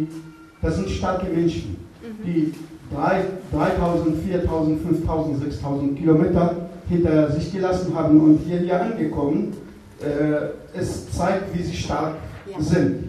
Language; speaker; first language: German; non-native, fluent; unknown